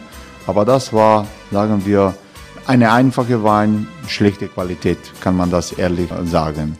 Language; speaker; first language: German; non-native, learner; Croatian